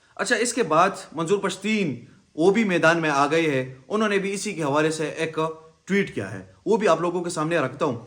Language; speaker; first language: Urdu; non-native, local second language; Pashto